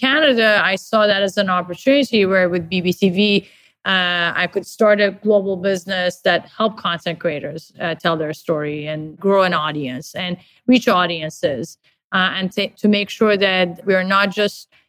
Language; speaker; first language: English; non-native, fluent; Persian